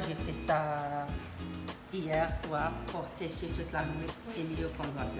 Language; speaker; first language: French; non-native, learner; Arabic